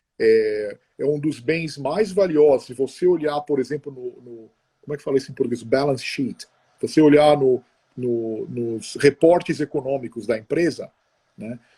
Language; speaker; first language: Portuguese; non-native, fluent; Italian